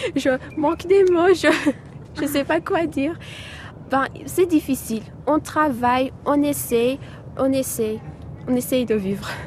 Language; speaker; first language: French; non-native, fluent; Persian